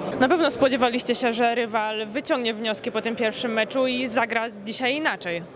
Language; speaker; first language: Polish; native; Polish